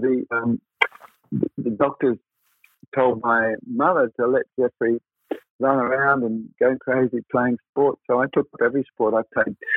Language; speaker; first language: English; native; English